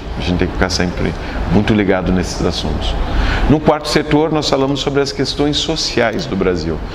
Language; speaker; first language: Portuguese; native; Portuguese